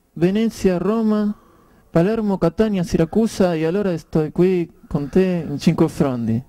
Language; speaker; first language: Italian; non-native, learner; Spanish